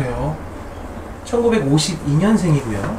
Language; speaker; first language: Korean; native; Korean